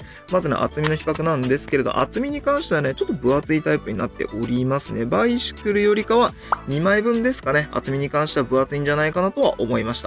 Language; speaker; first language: Japanese; native; Japanese